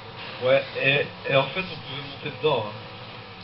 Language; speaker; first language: French; native; French